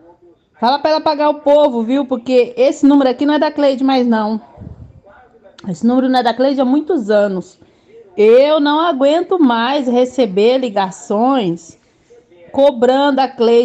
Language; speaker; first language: Portuguese; native; Portuguese